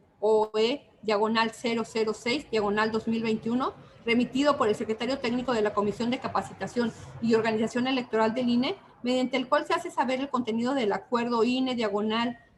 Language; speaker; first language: Spanish; native; Spanish